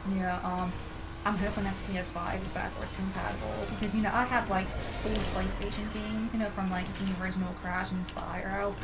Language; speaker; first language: English; native; English